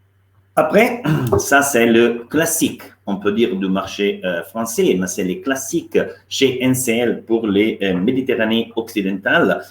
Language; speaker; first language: French; non-native, fluent; Italian